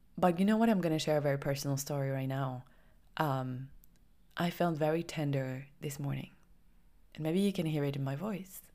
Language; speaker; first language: English; non-native, fluent; French